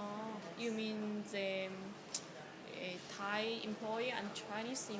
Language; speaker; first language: English; non-native, learner; Chinese